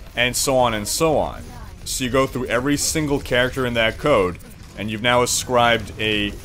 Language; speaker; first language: English; native; English